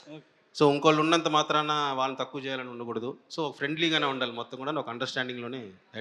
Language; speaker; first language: Telugu; native; Telugu